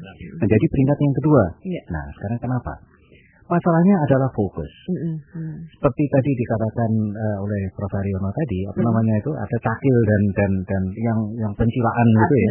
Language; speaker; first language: Indonesian; native; Indonesian